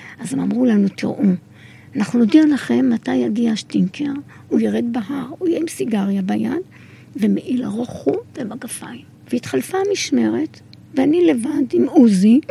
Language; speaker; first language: Hebrew; early bilingual, other home language; Arabic